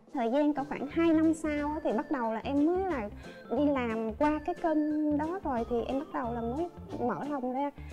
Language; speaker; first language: Vietnamese; native; Vietnamese